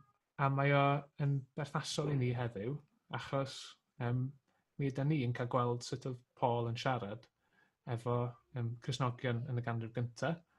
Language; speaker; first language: Welsh; native; Welsh